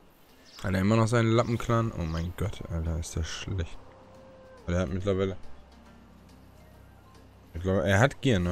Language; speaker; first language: German; native; German